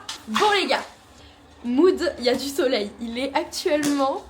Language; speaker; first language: French; native; French